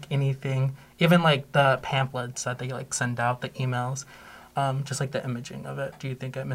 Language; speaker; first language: English; native; English